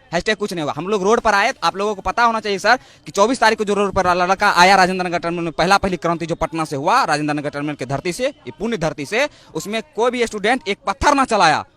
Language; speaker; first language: Hindi; native; Hindi